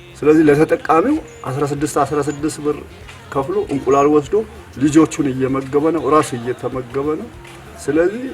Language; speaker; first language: Amharic; non-native, local second language; Sebat Bet Gurage